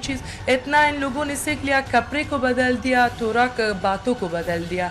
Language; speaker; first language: Hindi; non-native, learner; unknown